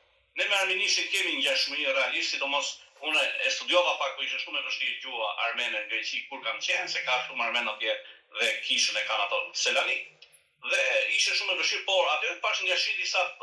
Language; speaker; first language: Albanian; native; Albanian